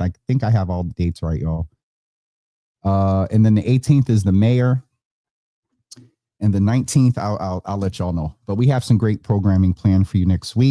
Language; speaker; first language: English; native; English